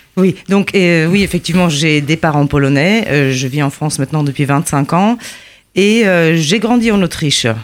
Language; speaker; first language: French; non-native, fluent; Polish